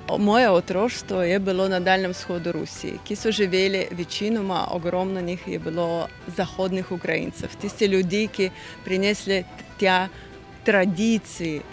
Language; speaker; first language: Slovenian; non-native, fluent; Russian